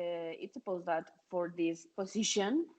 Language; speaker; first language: English; non-native, fluent; Spanish